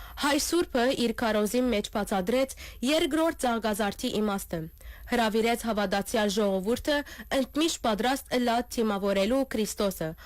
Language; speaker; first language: Armenian; early bilingual, heritage; Armenian